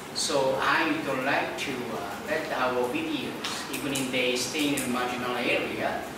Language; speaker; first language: English; non-native, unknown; Korean